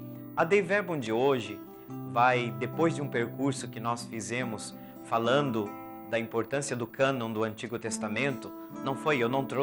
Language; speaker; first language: Portuguese; native; Portuguese